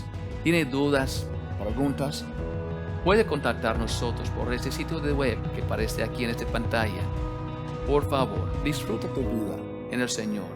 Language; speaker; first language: Spanish; non-native, learner; English